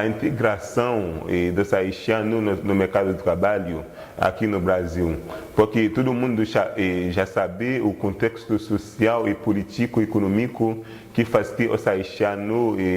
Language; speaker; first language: Portuguese; non-native, learner; Haitian Creole